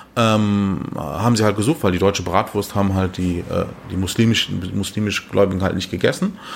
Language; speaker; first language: German; early bilingual, other home language; Turkish